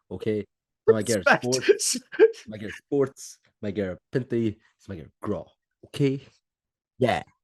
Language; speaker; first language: Irish; native; Irish